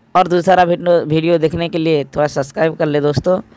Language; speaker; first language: Hindi; non-native, local second language; Odia